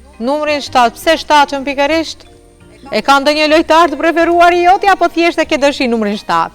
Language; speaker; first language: Albanian; native; Albanian